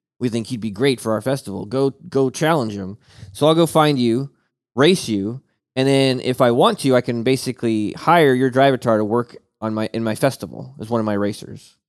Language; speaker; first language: English; native; English